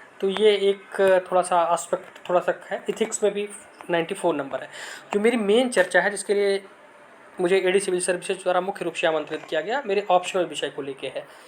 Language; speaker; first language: Hindi; native; Hindi